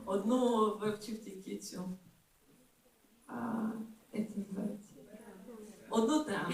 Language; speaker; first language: Ukrainian; native; Ukrainian